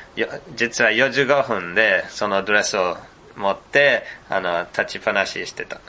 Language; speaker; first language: Japanese; non-native, fluent; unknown